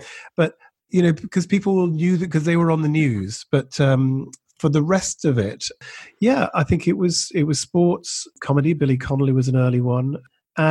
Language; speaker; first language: English; native; English